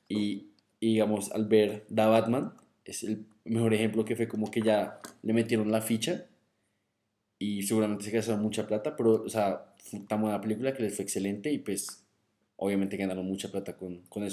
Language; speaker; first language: Spanish; native; Spanish